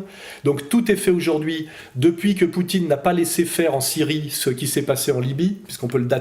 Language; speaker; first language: French; native; French